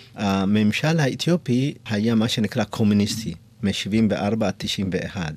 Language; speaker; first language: Hebrew; non-native, fluent; Amharic